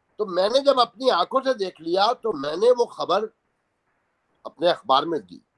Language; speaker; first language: Urdu; native; Urdu